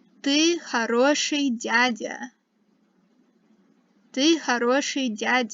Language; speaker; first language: Russian; non-native, fluent; English